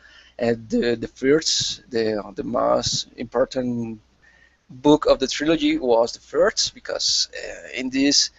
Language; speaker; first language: English; non-native, learner; Spanish